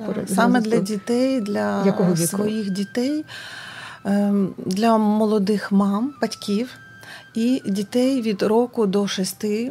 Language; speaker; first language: Ukrainian; non-native, local second language; Russian